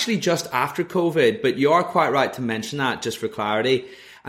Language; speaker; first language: English; native; English